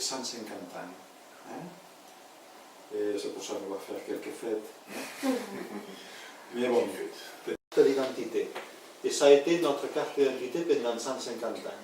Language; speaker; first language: French; non-native, fluent; Spanish